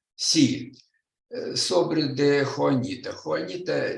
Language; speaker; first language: Spanish; non-native, learner; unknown